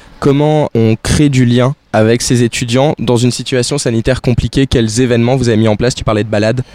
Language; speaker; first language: French; native; French